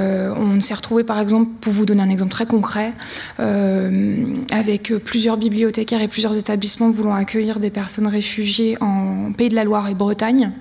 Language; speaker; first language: French; native; French